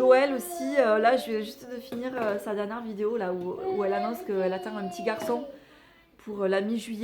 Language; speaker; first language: French; native; French